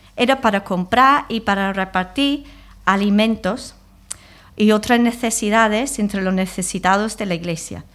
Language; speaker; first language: Spanish; non-native, fluent; English